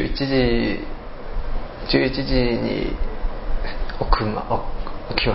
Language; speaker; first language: Japanese; non-native, learner; Chinese